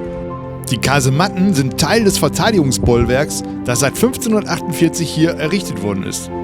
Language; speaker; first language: German; native; German